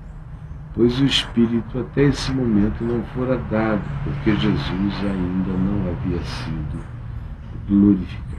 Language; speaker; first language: Portuguese; native; Portuguese